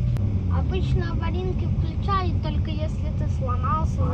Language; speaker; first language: Russian; early bilingual, other home language; Azerbaijani